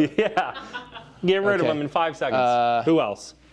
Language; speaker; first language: English; native; English